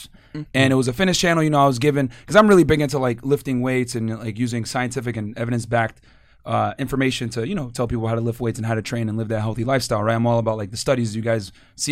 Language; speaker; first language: English; native; English